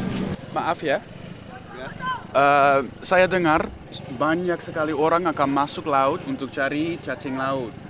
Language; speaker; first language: Indonesian; non-native, learner; Dutch